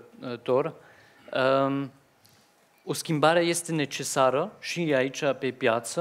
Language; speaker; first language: Romanian; non-native, fluent; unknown